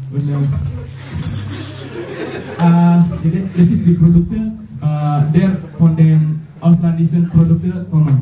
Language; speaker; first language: German; non-native, learner; Indonesian